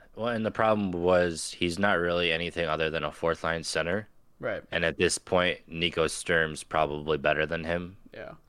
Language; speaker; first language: English; native; English